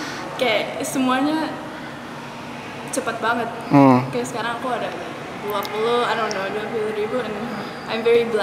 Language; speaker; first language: Indonesian; early bilingual, heritage; English